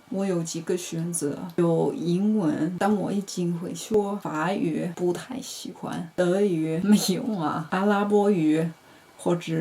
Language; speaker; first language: Chinese; non-native, learner; Dutch